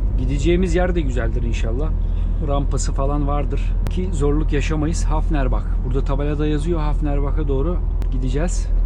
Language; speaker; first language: Turkish; native; Turkish